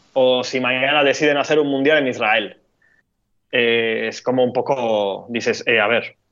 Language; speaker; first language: Spanish; non-native, fluent; Turkish